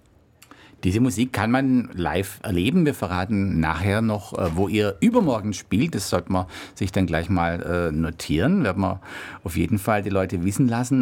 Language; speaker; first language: German; native; German